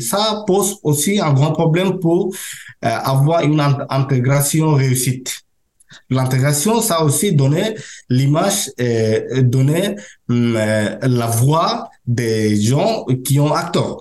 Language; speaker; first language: French; non-native, learner; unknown